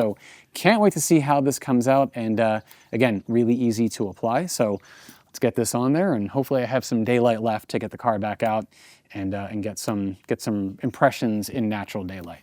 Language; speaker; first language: English; native; English